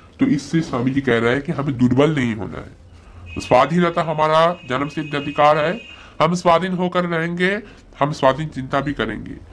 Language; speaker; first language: Hindi; non-native, local second language; Bangla